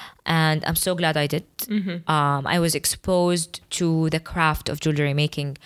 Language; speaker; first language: English; non-native, fluent; Arabic